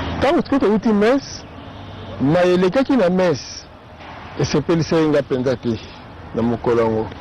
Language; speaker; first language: Lingala; non-native, local second language; Kongo